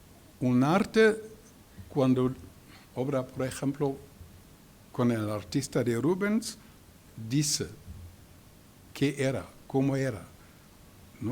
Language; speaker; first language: Spanish; non-native, learner; German